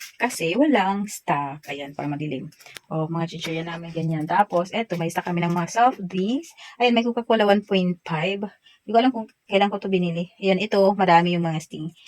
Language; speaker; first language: Filipino; non-native, local second language; Waray